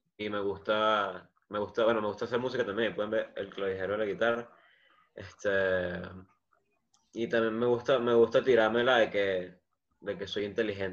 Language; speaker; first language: Spanish; native; Spanish